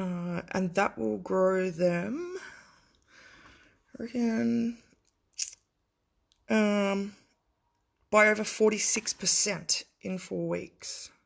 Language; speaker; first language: English; native; English